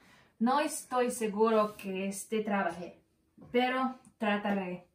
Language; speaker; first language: Spanish; non-native, learner; English